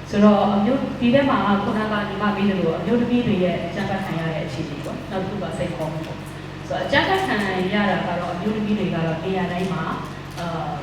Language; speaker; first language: Burmese; non-native, local second language; Shwe Palaung